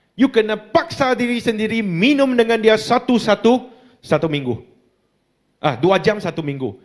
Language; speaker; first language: Malay; non-native, local second language; Chinese